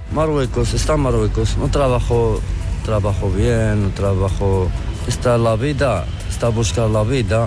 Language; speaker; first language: Spanish; non-native, learner; Arabic